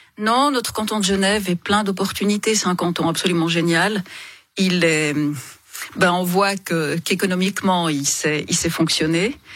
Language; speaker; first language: French; native; French